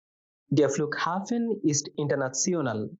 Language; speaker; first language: German; non-native, fluent; Bangla